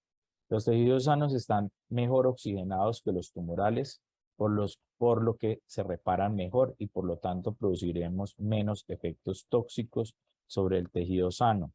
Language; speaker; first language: Spanish; native; Spanish